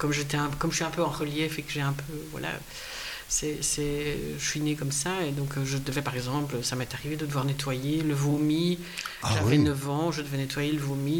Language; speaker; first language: French; native; French